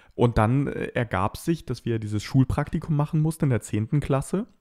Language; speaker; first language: German; native; German